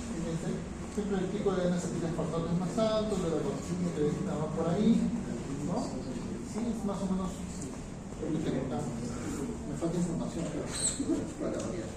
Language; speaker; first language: Spanish; native; Spanish